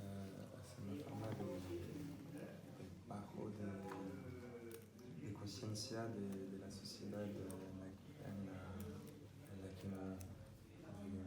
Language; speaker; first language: Spanish; non-native, learner; French